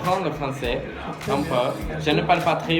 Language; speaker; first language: French; non-native, learner; Portuguese